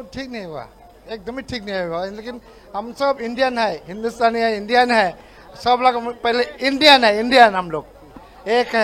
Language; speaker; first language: Hindi; non-native, local second language; Bangla